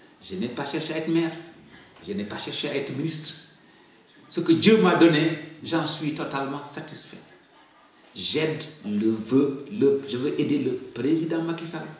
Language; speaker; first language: French; non-native, local second language; Wolof